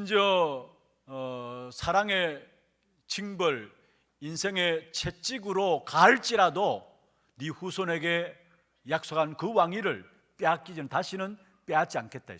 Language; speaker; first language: Korean; native; Korean